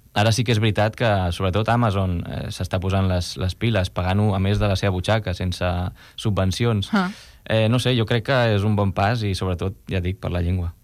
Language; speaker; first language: Catalan; non-native, local second language; Spanish